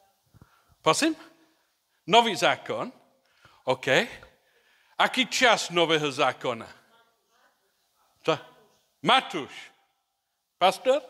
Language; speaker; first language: Czech; non-native, learner; English